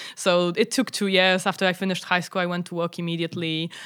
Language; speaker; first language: English; non-native, fluent; Polish